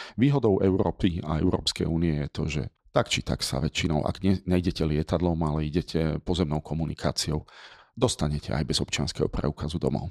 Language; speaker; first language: Slovak; native; Slovak